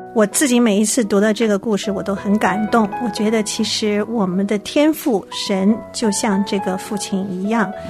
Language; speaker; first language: Chinese; native; Chinese